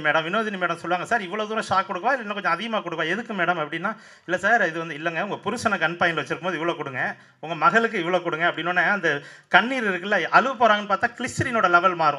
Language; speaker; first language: Tamil; native; Tamil